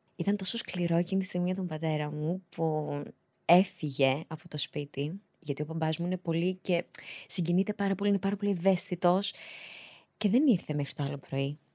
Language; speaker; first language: Greek; early bilingual, other home language; Albanian